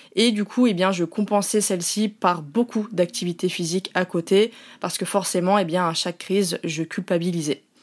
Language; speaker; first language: French; native; French